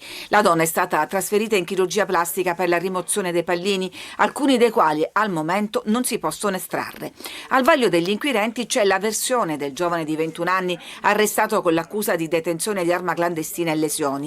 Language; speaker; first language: Italian; native; Italian